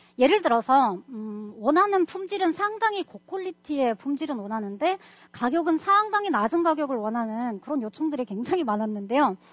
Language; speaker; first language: Korean; non-native, fluent; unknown